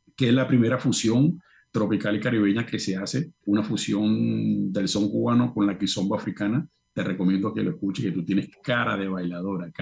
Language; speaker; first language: Spanish; native; Spanish